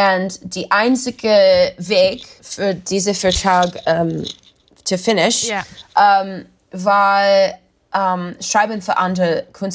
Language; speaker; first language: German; non-native, learner; English